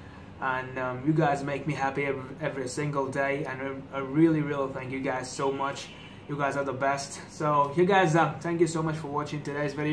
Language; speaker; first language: English; non-native, fluent; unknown